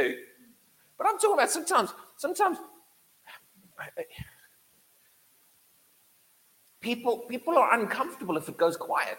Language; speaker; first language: English; native; English